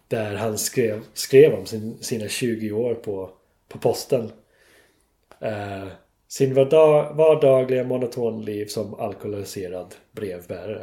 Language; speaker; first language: Swedish; non-native, fluent; English